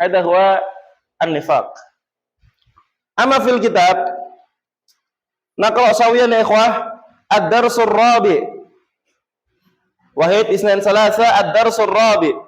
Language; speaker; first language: Arabic; non-native, learner; Indonesian